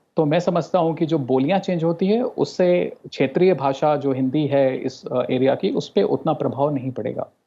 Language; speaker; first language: Hindi; non-native, local second language; Bhojpuri